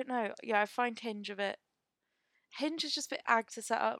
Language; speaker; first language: English; native; English